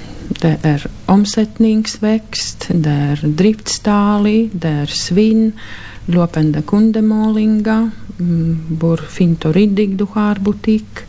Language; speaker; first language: Norwegian; non-native, fluent; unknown